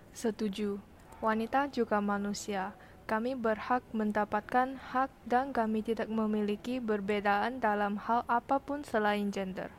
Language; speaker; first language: Indonesian; non-native, learner; Chinese